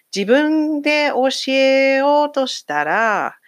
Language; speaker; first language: Japanese; non-native, fluent; English